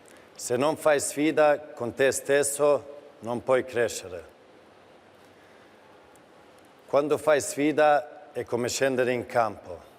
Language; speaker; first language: Italian; non-native, fluent; Swedish